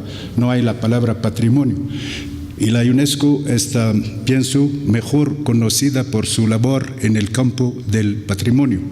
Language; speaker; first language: Spanish; non-native, fluent; Arabic